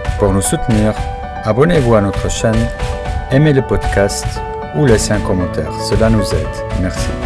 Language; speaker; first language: French; native; French